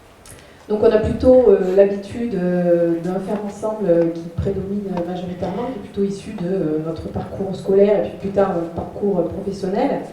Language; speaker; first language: French; native; French